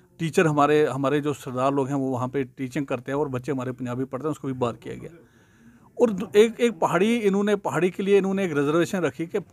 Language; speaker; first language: Hindi; non-native, local second language; Punjabi